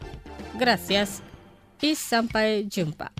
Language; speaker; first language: Spanish; non-native, fluent; Indonesian